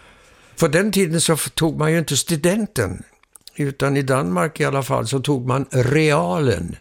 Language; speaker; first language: Swedish; early bilingual, heritage; Swedish